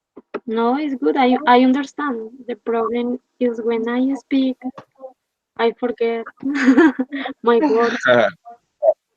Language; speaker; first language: English; non-native, learner; Spanish